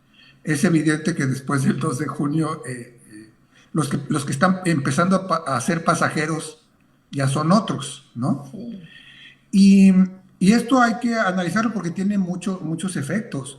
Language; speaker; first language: Spanish; native; Spanish